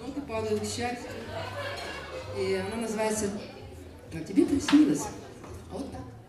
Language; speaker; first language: Russian; native; Russian